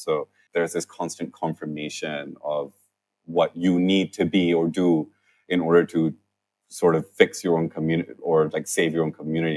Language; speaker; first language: English; non-native, local second language; Urdu